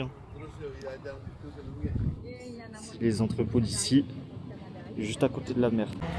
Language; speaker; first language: French; native; French